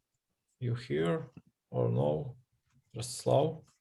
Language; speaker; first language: English; non-native, learner; Russian